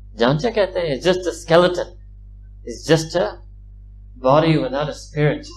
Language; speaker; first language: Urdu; early bilingual, heritage; Urdu